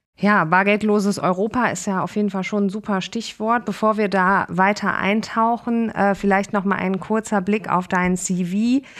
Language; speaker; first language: German; native; German